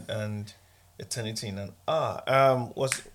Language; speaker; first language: English; non-native, local second language; Igbo